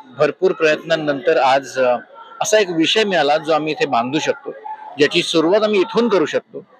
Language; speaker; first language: Marathi; native; Marathi